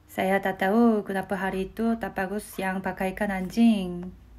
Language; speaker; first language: Malay; non-native, learner; Korean